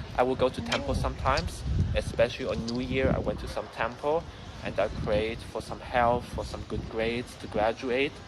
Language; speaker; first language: English; non-native, fluent; German